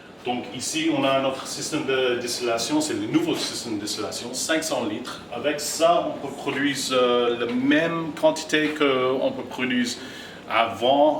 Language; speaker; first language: French; non-native, fluent; English